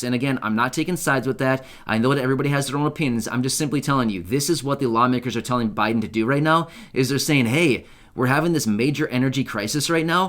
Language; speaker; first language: English; native; English